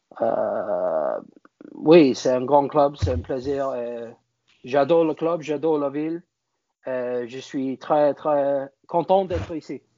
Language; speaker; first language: French; non-native, learner; English